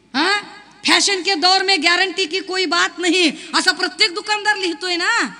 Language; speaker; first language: Hindi; non-native, local second language; Marathi